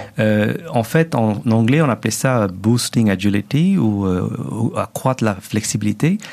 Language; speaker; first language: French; non-native, local second language; Tamil